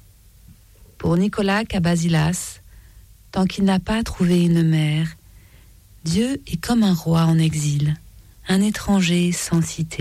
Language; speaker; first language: French; native; French